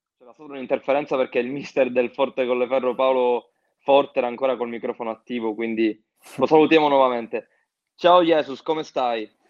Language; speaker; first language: Italian; native; Italian